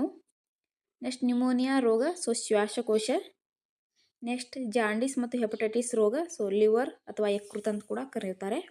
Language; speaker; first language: Kannada; native; Kannada